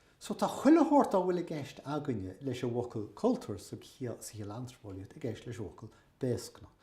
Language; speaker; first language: Irish; native; Irish